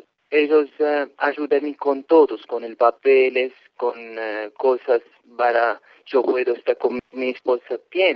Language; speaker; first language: Spanish; non-native, learner; Arabic